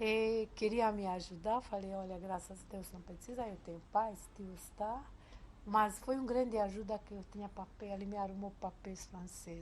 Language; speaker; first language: Portuguese; non-native, fluent; Hungarian